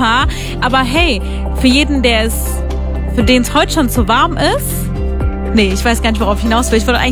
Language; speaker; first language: German; native; German